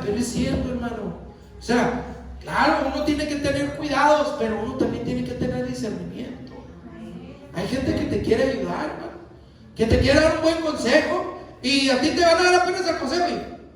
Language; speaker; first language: Spanish; native; Spanish